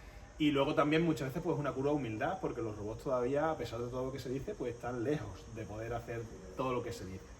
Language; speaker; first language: Spanish; native; Spanish